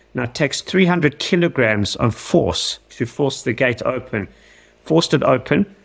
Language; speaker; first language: English; native; English